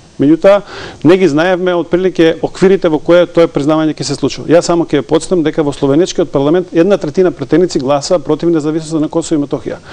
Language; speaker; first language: Macedonian; non-native, local second language; Serbian